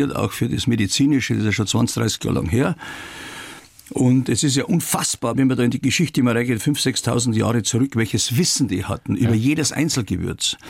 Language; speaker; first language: German; native; German